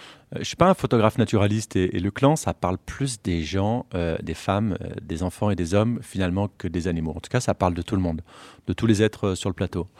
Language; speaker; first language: French; native; French